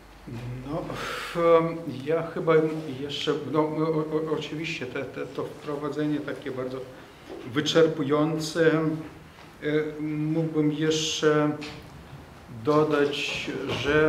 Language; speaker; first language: Polish; non-native, fluent; Lithuanian